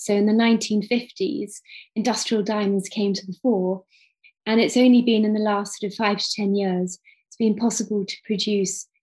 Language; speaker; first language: English; native; English